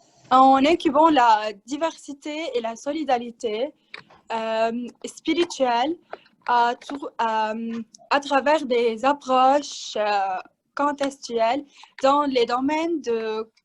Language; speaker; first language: French; non-native, learner; Arabic